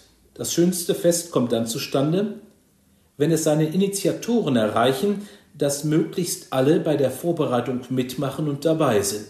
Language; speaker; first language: German; native; German